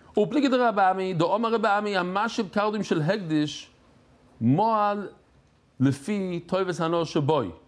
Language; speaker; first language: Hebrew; non-native, fluent; English